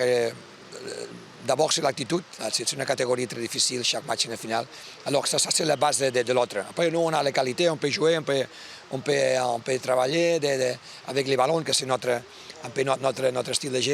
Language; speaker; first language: French; non-native, learner; Spanish